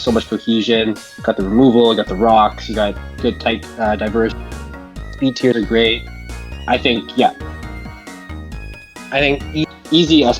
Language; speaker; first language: English; native; English